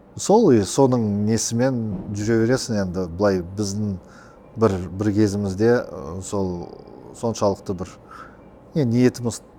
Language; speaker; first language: Kazakh; non-native, local second language; Russian